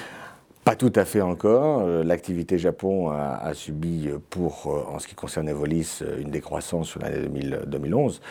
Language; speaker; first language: French; native; French